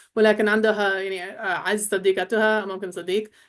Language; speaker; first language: Arabic; non-native, learner; English